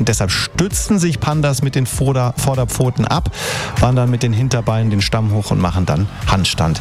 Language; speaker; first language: German; native; German